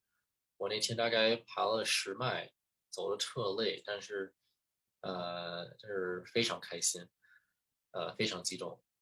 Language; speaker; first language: Chinese; early bilingual, heritage; Chinese